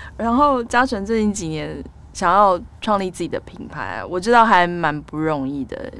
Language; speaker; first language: Chinese; native; Chinese